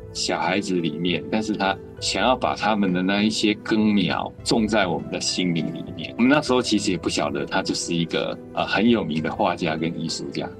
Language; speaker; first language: Chinese; native; Chinese